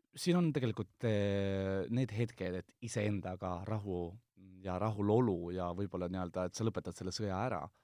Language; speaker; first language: Estonian; non-native, local second language; Russian